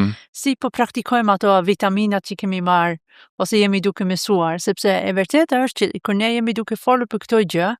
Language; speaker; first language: Albanian; non-native, fluent; Norwegian